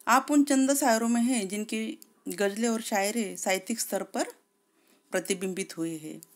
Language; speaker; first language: Hindi; non-native, local second language; Marathi